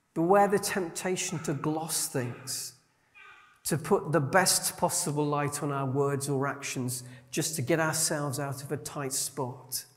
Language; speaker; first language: English; native; English